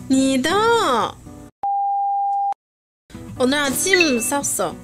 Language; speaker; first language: Korean; non-native, learner; Chinese